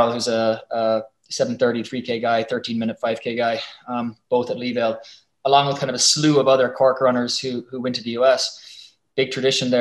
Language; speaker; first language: English; native; English